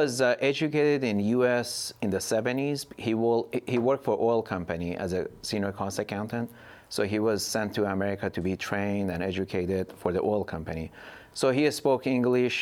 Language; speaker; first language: English; non-native, fluent; Persian